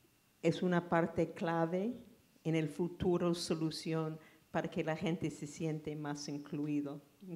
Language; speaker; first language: Spanish; non-native, fluent; English